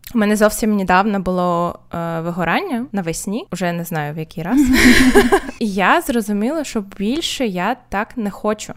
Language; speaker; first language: Ukrainian; non-native, local second language; Russian